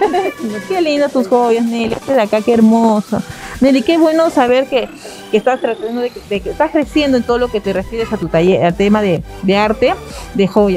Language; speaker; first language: Spanish; native; Spanish